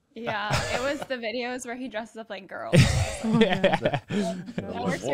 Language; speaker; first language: English; native; English